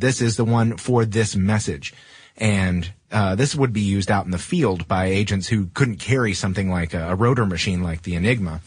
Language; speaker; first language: English; native; English